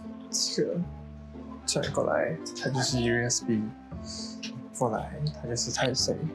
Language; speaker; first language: Chinese; native; Chinese